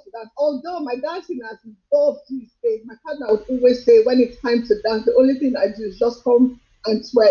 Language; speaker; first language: English; non-native, local second language; Yoruba